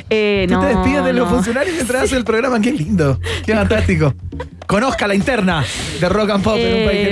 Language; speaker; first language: Spanish; native; Spanish